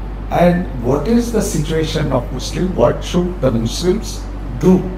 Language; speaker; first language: English; non-native, local second language; Urdu